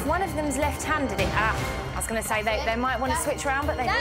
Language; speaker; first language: English; native; English